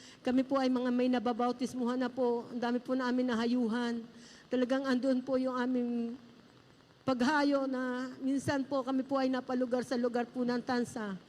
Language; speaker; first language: Filipino; native; Filipino